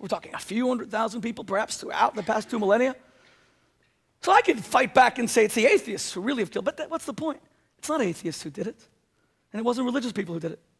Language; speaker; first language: English; native; English